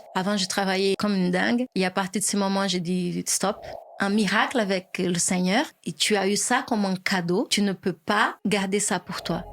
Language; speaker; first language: French; non-native, fluent; Portuguese